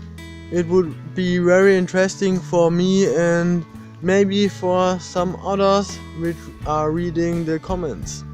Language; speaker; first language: English; non-native, fluent; German